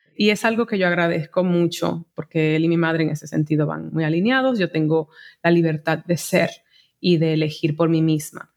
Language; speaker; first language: Spanish; native; Spanish